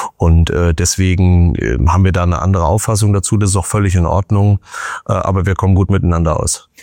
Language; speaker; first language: German; native; German